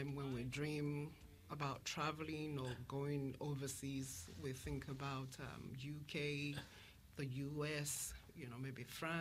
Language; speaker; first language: English; non-native, local second language; Yoruba